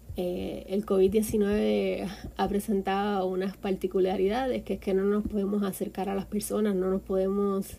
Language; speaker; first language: Spanish; native; Spanish